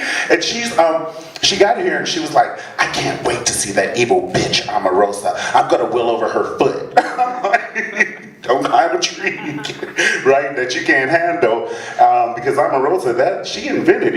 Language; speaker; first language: English; native; English